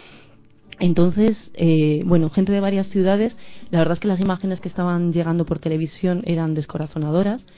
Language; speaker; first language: Spanish; native; Spanish